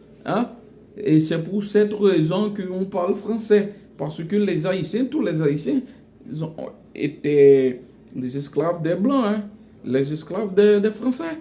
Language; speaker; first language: French; non-native, local second language; Haitian Creole